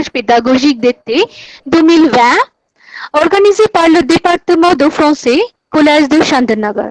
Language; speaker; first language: French; non-native, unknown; Bangla